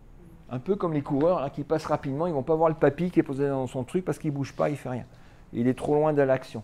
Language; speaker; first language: French; native; French